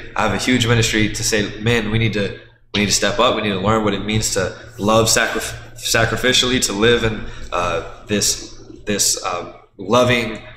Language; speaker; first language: English; native; English